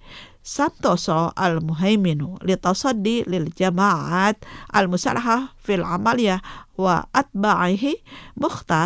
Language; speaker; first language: Arabic; non-native, fluent; Indonesian